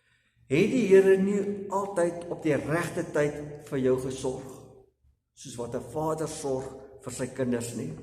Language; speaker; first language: Afrikaans; native; Afrikaans